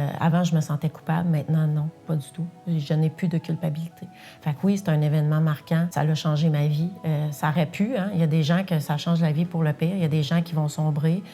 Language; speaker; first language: French; non-native, local second language; English